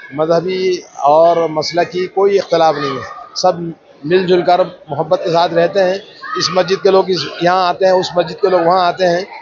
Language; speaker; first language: Urdu; native; Urdu